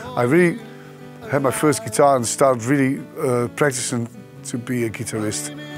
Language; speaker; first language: English; non-native, fluent; Dutch